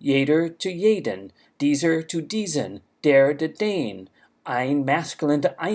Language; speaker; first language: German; non-native, fluent; English